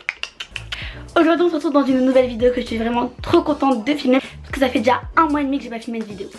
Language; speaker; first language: French; native; French